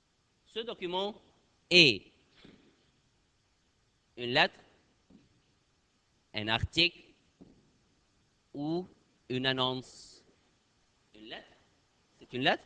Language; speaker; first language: French; non-native, fluent; Arabic